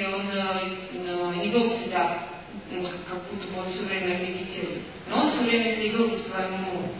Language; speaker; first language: Russian; native; Russian